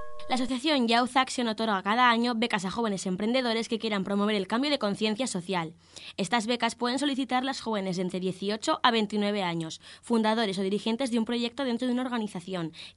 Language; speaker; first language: Spanish; native; Spanish